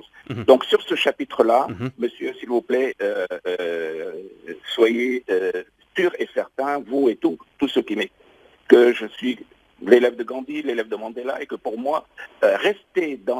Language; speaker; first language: French; non-native, local second language; Arabic